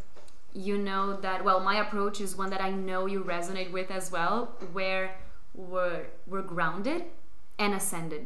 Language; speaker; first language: English; non-native, fluent; Portuguese